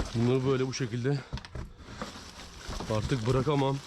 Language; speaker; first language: Turkish; native; Turkish